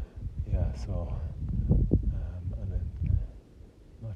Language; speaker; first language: English; native; English